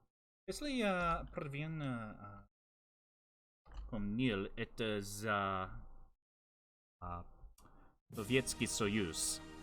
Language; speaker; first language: Russian; non-native, learner; English